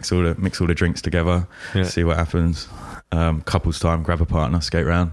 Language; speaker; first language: English; native; English